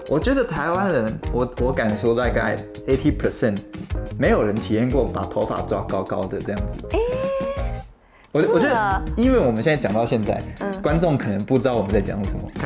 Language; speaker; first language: Chinese; native; Chinese